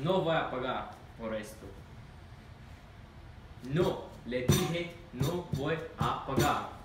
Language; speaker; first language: Spanish; non-native, learner; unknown